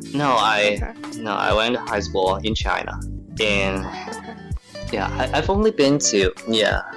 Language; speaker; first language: English; non-native, fluent; Chinese